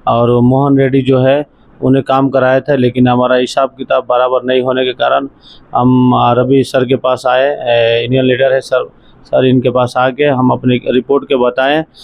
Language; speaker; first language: Hindi; native; Hindi